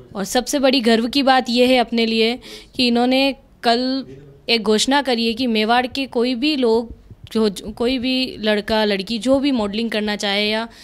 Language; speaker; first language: Hindi; native; Hindi